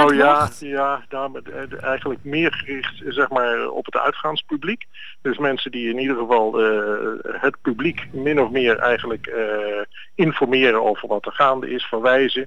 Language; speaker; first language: Dutch; native; Dutch